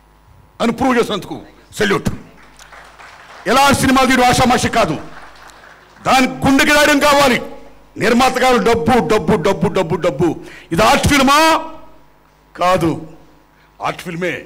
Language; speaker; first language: Telugu; native; Telugu